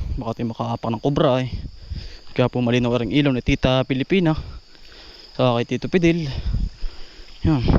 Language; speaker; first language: Filipino; native; Filipino